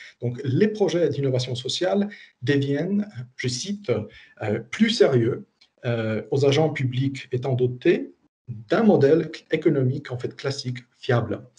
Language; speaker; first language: French; non-native, fluent; Polish